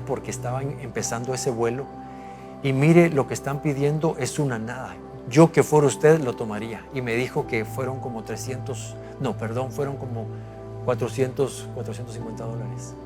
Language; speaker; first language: Spanish; native; Spanish